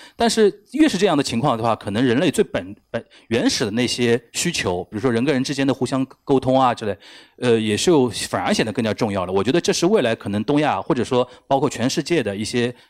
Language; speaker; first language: Chinese; native; Chinese